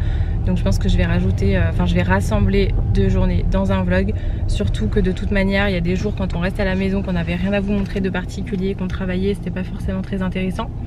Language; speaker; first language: French; native; French